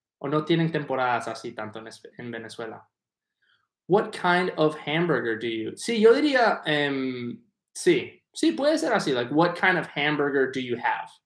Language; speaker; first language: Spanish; non-native, fluent; English